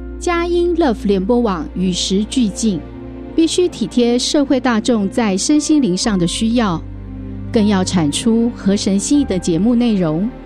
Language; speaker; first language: Chinese; native; Chinese